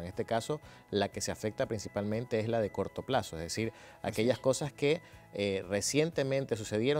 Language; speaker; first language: Spanish; native; Spanish